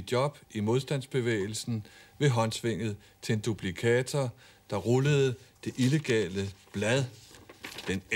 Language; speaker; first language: Danish; native; Danish